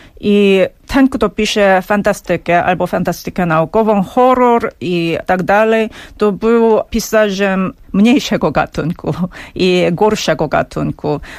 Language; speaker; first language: Polish; non-native, fluent; Korean